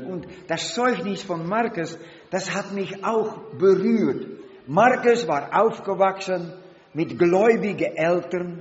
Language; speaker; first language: German; non-native, learner; Dutch